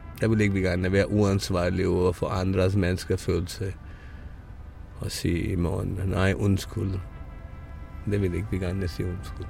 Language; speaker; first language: Danish; non-native, fluent; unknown